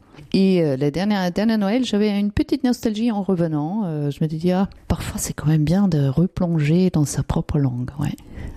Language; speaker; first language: French; non-native, fluent; German